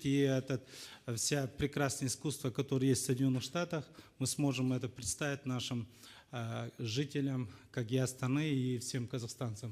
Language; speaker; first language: Russian; non-native, local second language; Kazakh